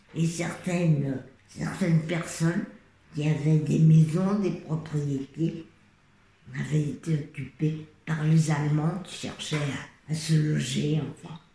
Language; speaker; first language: French; native; French